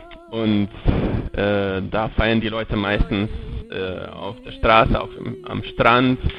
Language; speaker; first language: German; non-native, fluent; Portuguese